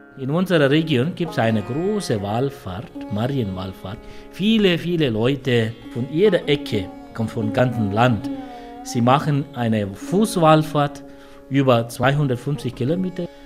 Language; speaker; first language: German; non-native, fluent; Tamil